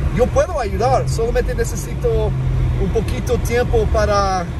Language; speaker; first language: Spanish; non-native, learner; English